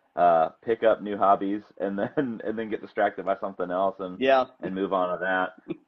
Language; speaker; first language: English; native; English